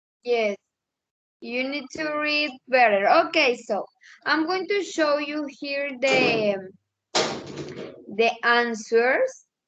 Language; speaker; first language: English; non-native, learner; Spanish